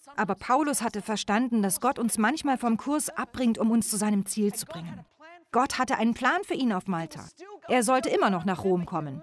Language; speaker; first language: German; non-native, fluent; English